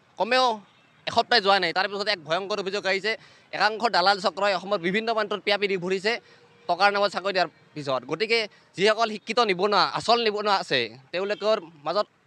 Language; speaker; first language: Assamese; native; Assamese